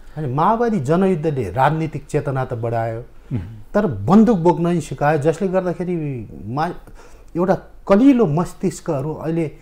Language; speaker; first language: Nepali; native; Nepali